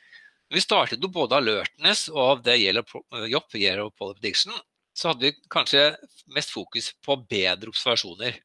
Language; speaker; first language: Norwegian; native; Norwegian